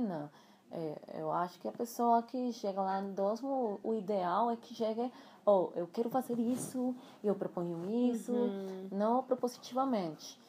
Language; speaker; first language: Portuguese; non-native, fluent; Spanish